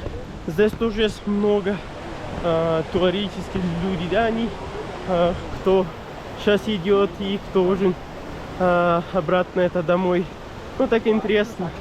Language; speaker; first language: Russian; non-native, learner; Pashto